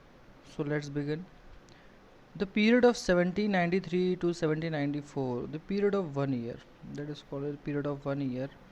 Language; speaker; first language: English; non-native, local second language; Hindi